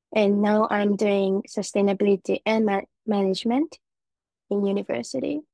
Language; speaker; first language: English; non-native, fluent; Japanese